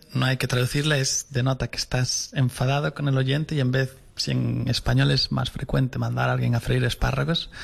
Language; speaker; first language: Spanish; non-native, local second language; Galician